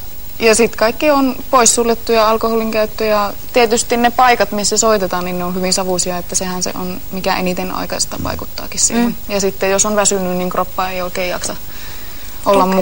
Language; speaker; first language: Finnish; native; Finnish